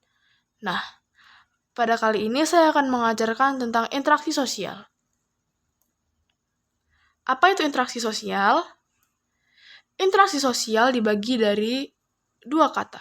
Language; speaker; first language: Indonesian; native; Indonesian